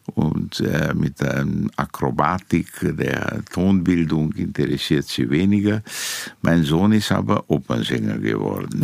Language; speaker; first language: German; non-native, fluent; Romanian